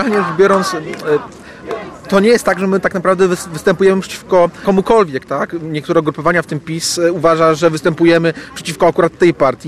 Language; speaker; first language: Polish; native; Polish